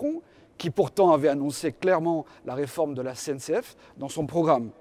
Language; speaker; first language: French; native; French